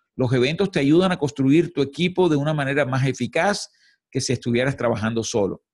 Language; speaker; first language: Spanish; native; Spanish